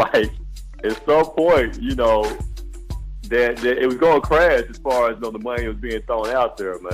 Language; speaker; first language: English; native; English